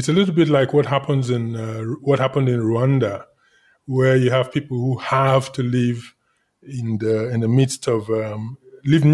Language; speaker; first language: English; non-native, local second language; Igbo